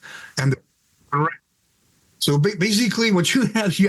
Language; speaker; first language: English; non-native, fluent; French